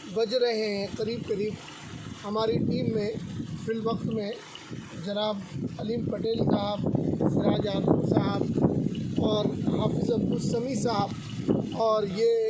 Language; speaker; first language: Hindi; non-native, local second language; Urdu